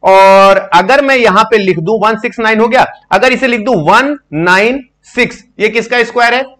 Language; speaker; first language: Hindi; native; Hindi